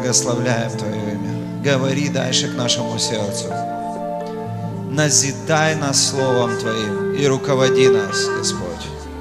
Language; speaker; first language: Russian; native; Russian